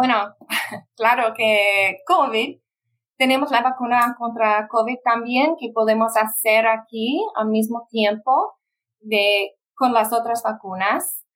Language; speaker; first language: Spanish; non-native, fluent; English